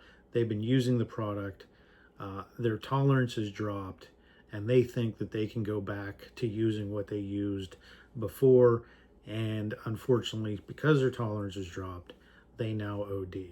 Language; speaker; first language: English; native; English